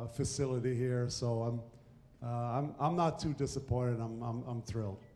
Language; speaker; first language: English; non-native, fluent; German